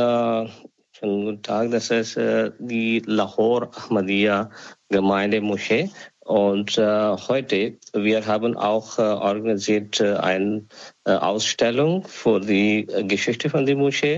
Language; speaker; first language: German; non-native, learner; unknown